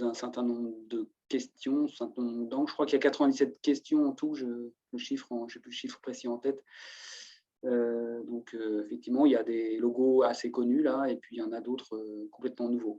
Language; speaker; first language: French; native; French